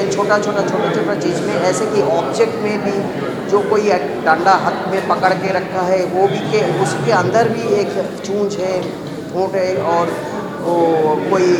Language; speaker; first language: Hindi; non-native, local second language; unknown